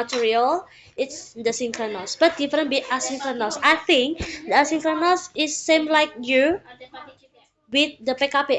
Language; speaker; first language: English; non-native, learner; Indonesian